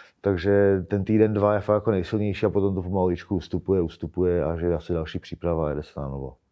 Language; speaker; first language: Czech; native; Czech